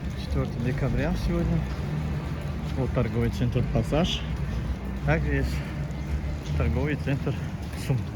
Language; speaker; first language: Russian; early bilingual, other home language; Tajik